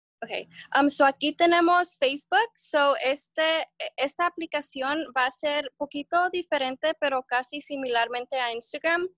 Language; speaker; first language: Spanish; early bilingual, heritage; Spanish